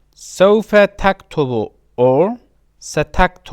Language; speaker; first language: Arabic; non-native, fluent; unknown